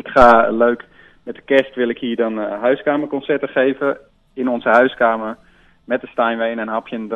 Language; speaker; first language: Dutch; native; Dutch